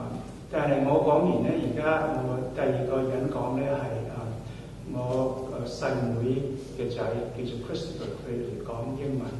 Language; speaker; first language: Cantonese; early bilingual, heritage; Cantonese